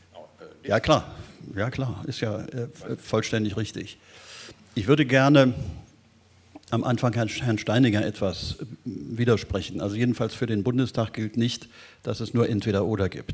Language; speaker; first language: German; native; German